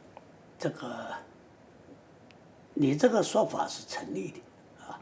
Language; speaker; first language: Chinese; native; Chinese